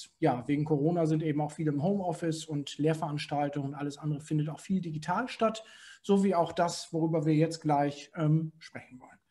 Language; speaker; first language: German; native; German